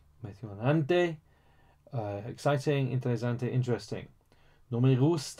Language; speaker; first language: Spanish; non-native, learner; English